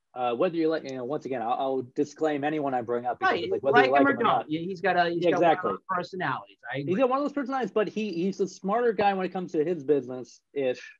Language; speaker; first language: English; native; English